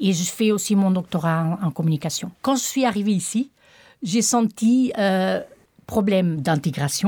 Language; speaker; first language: French; non-native, fluent; Portuguese